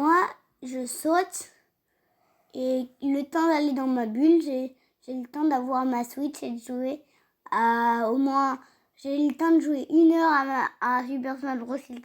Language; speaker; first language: French; native; French